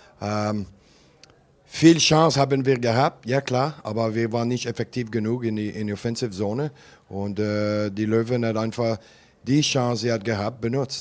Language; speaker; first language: German; non-native, learner; French